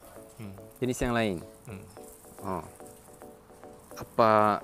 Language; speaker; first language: Malay; native; Malay